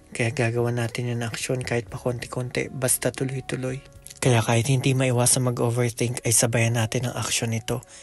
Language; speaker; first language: Filipino; native; Filipino